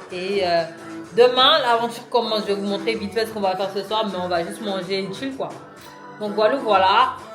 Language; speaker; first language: French; native; French